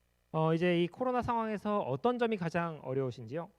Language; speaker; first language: Korean; native; Korean